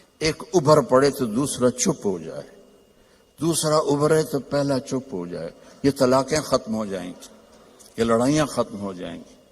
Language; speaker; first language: Urdu; non-native, local second language; Punjabi